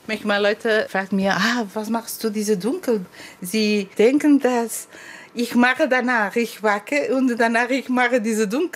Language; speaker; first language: German; non-native, learner; Portuguese